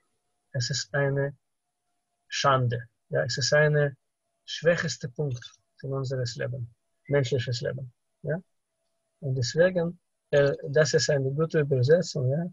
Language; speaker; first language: German; non-native, fluent; Russian